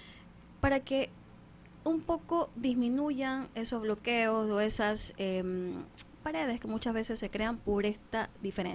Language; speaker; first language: Spanish; native; Spanish